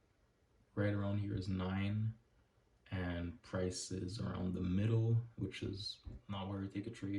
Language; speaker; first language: English; native; English